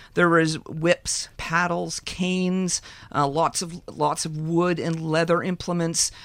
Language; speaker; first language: English; native; English